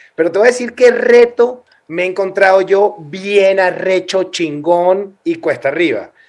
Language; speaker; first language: Spanish; native; Spanish